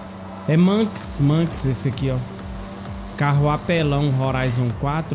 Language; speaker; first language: Portuguese; native; Portuguese